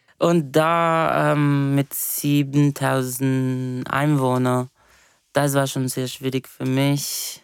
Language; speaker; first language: German; non-native, fluent; Portuguese